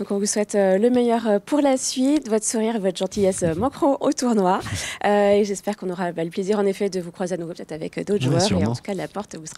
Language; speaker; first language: French; native; French